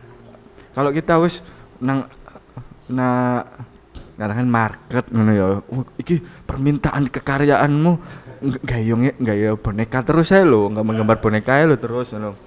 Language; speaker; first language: Indonesian; non-native, local second language; Javanese